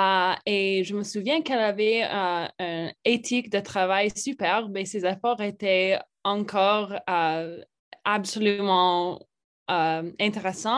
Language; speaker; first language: French; non-native, fluent; English